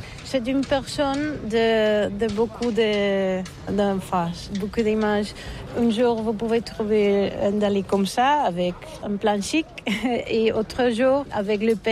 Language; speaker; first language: French; non-native, learner; Catalan